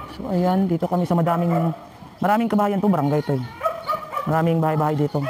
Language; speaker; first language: Filipino; non-native, local second language; Cebuano